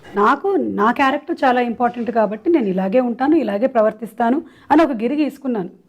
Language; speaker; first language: Telugu; non-native, local second language; Malayalam